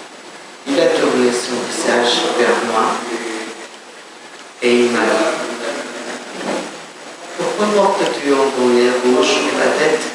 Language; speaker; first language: French; non-native, learner; Spanish